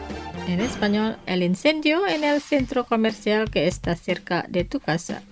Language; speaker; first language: Spanish; non-native, fluent; Indonesian